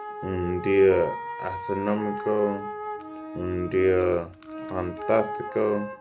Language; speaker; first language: Spanish; non-native, learner; English